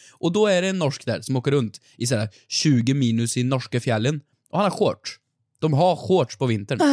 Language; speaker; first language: Swedish; native; Swedish